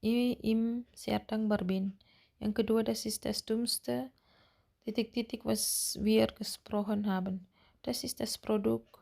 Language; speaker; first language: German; non-native, learner; Indonesian